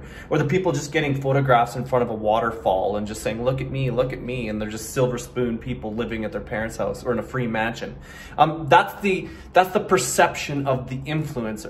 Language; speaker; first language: English; native; English